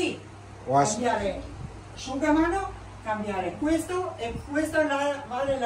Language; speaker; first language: Italian; non-native, learner; Albanian